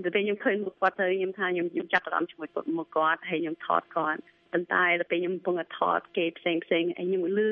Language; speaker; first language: Khmer; early bilingual, heritage; Khmer